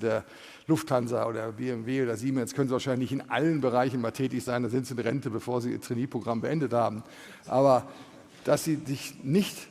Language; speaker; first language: German; native; German